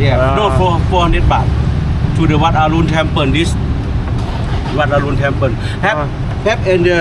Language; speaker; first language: English; non-native, learner; Thai